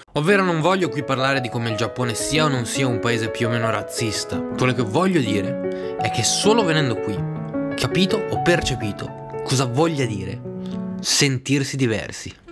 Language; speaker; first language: Italian; native; Italian